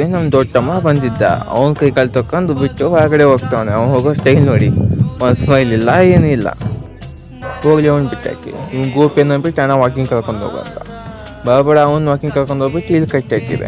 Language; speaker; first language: Kannada; native; Kannada